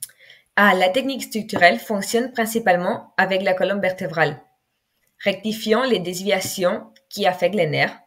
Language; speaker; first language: French; non-native, fluent; Spanish